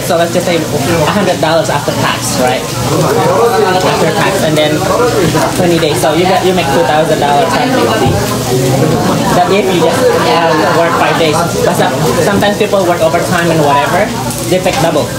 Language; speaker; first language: English; non-native, fluent; Indonesian